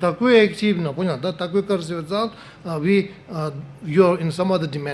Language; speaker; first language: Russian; non-native, learner; Tibetan